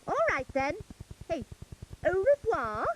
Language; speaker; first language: French; non-native, learner; English